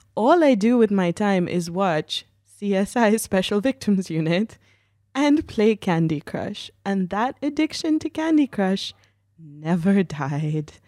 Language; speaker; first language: English; native; English